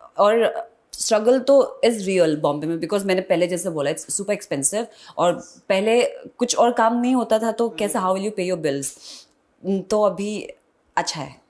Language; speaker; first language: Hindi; non-native, local second language; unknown